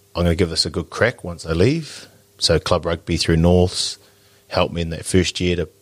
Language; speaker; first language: English; native; English